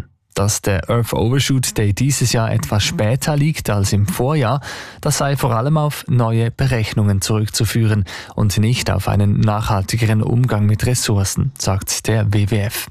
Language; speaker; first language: German; native; German